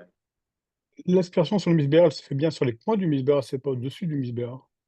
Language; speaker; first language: French; native; French